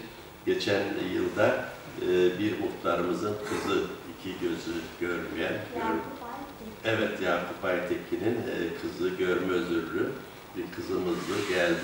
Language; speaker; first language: Turkish; native; Turkish